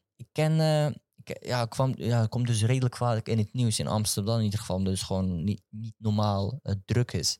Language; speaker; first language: Dutch; early bilingual, other home language; Turkish